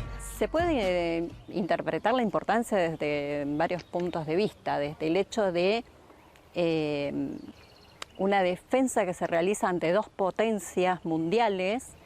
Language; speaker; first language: Spanish; native; Spanish